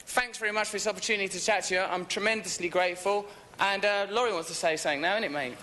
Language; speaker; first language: English; native; English